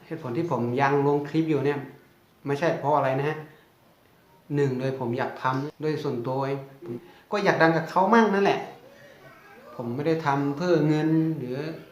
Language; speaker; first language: Thai; non-native, fluent; Shan